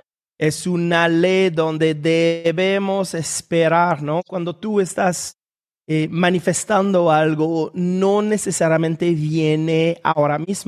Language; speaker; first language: Spanish; non-native, fluent; French